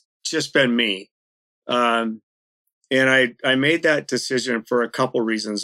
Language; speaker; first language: English; native; English